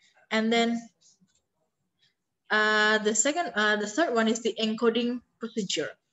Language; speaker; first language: English; non-native, fluent; Indonesian